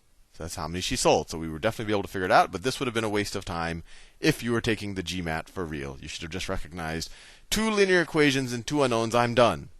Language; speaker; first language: English; native; English